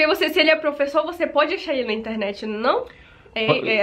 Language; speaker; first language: Portuguese; native; Portuguese